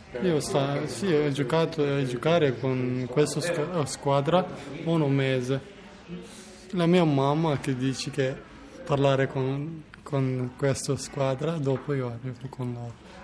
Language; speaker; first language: Italian; non-native, learner; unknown